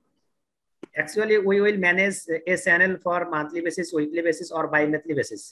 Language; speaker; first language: English; non-native, learner; Bangla